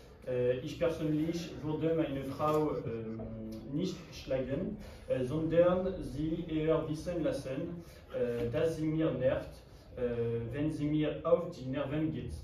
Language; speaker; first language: German; non-native, learner; French